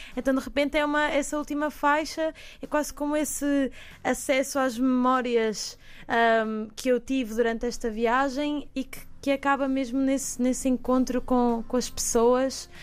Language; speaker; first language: Portuguese; native; Portuguese